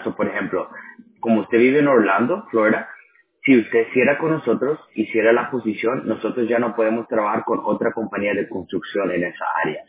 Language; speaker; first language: Spanish; early bilingual, other home language; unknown